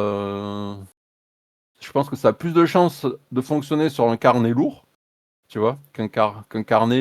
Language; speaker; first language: French; native; French